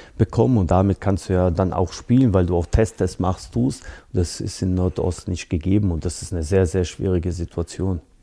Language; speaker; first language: German; early bilingual, other home language; Bosnian